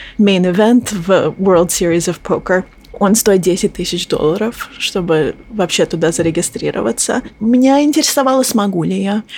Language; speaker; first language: Russian; early bilingual, heritage; Russian